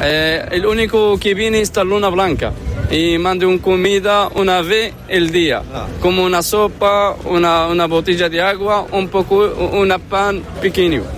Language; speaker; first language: Spanish; non-native, learner; Arabic